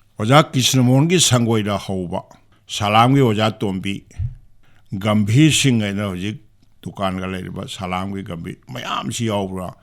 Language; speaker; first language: Manipuri; native; Manipuri